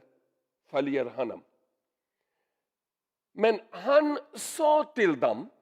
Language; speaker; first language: Swedish; non-native, learner; Urdu